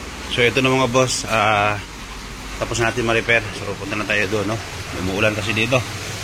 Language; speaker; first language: Filipino; native; Filipino